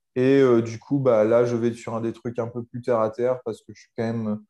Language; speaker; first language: French; native; French